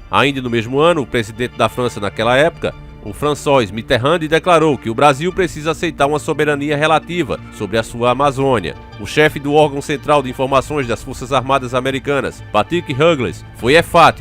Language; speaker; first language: Portuguese; native; Portuguese